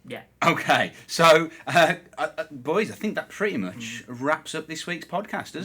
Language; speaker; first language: English; native; English